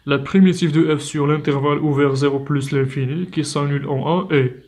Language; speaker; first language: French; non-native, local second language; Arabic